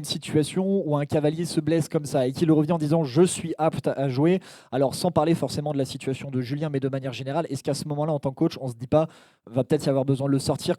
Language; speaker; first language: French; native; French